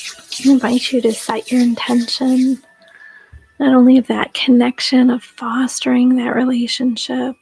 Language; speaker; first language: English; native; English